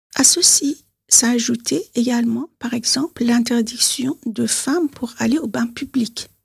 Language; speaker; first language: French; non-native, fluent; Persian